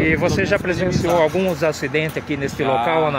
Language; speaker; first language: Portuguese; native; Portuguese